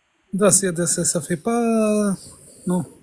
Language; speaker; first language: French; non-native, fluent; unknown